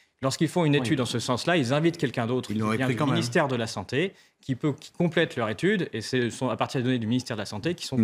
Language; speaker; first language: French; native; French